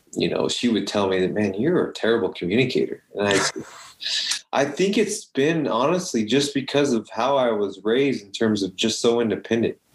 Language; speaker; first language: English; native; English